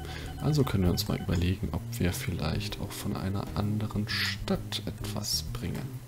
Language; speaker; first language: German; native; German